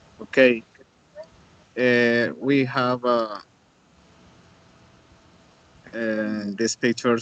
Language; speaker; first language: English; non-native, learner; Spanish